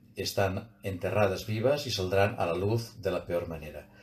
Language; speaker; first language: Spanish; non-native, local second language; Catalan